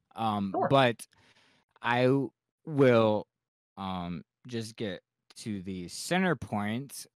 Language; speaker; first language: English; native; English